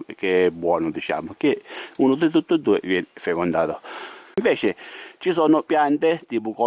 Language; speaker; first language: Italian; native; Italian